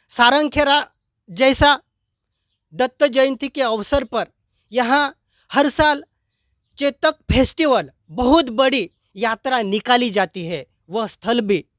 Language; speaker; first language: Hindi; non-native, local second language; Marathi